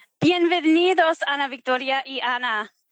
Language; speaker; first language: Spanish; early bilingual, heritage; Spanish